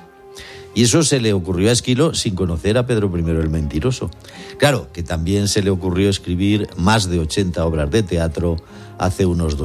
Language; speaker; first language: Spanish; native; Spanish